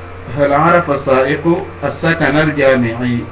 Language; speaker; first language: Arabic; non-native, fluent; Wolof